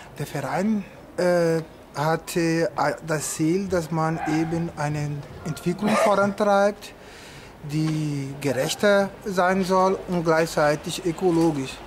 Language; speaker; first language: German; non-native, fluent; Portuguese